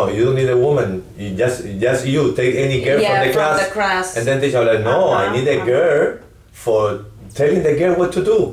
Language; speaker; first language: English; non-native, learner; Spanish